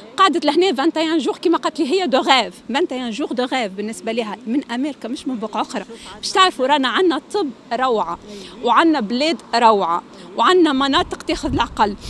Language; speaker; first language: Arabic; native; Arabic